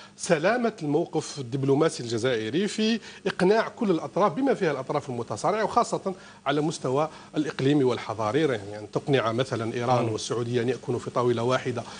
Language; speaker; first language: Arabic; native; Arabic